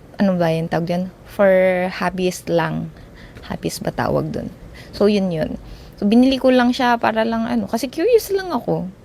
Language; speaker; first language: Filipino; native; Filipino